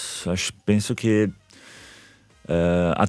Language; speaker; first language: Italian; non-native, fluent; Portuguese